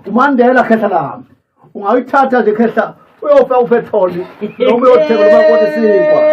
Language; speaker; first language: Zulu; native; Zulu